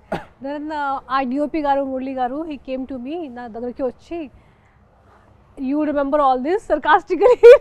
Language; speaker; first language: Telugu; non-native, local second language; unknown